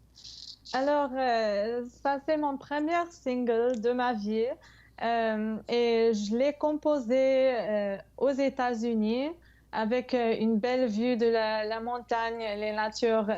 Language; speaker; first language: French; non-native, fluent; English